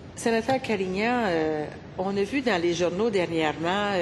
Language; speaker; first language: French; native; French